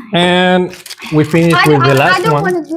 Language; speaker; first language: English; non-native, learner; Spanish